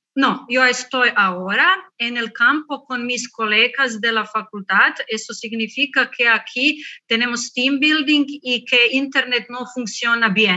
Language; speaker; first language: Spanish; non-native, learner; Croatian